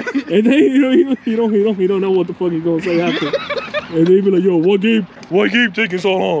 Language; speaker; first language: English; early bilingual, other home language; Spanish